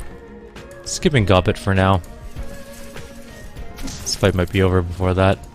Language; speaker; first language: English; native; English